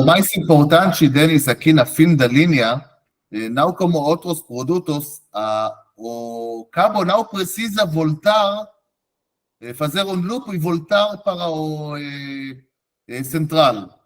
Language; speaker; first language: Portuguese; non-native, fluent; Hebrew